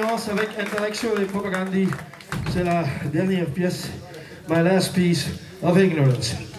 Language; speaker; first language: French; non-native, learner; Dutch